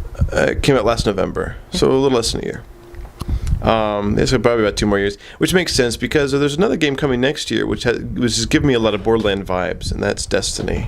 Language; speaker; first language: English; native; English